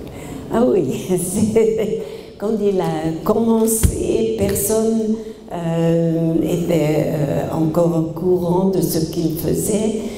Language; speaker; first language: French; non-native, fluent; German